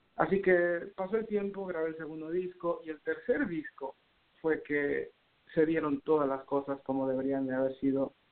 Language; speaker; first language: Spanish; native; Spanish